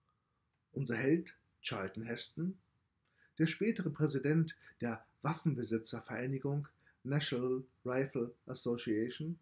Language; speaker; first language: German; native; German